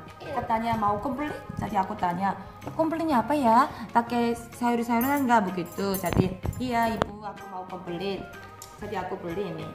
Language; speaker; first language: Indonesian; non-native, fluent; Korean